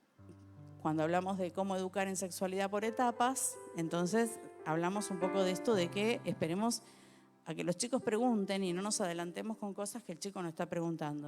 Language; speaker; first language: Spanish; native; Spanish